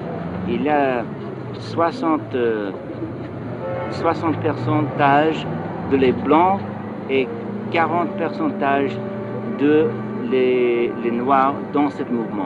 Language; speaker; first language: French; non-native, fluent; English